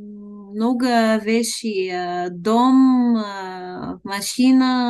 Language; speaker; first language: Russian; non-native, learner; Bulgarian